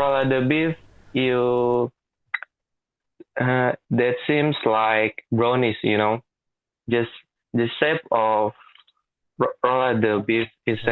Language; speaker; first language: English; non-native, learner; Indonesian